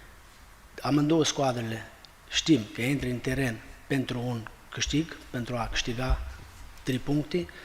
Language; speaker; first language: Romanian; non-native, fluent; Albanian